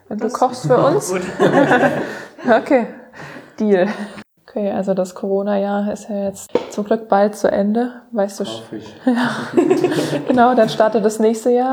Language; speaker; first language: German; native; German